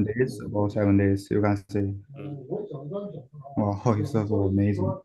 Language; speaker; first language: English; non-native, learner; Chinese